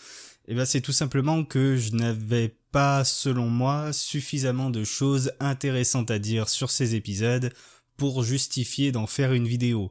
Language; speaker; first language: French; native; French